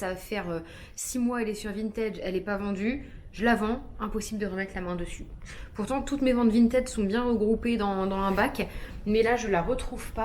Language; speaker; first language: French; native; French